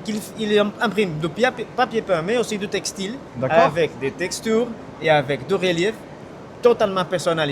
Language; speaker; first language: French; non-native, fluent; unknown